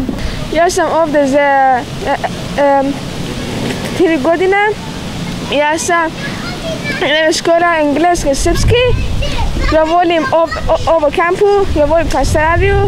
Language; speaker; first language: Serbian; non-native, learner; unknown